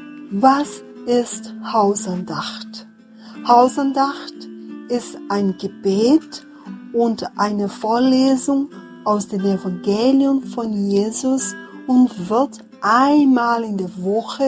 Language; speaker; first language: German; non-native, fluent; Portuguese